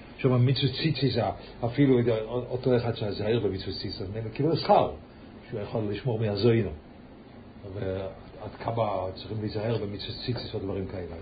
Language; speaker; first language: Hebrew; early bilingual, heritage; Yiddish